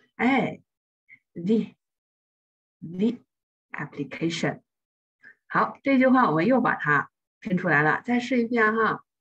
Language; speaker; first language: Chinese; native; Chinese